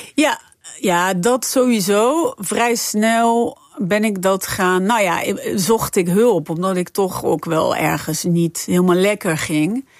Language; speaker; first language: Dutch; non-native, fluent; French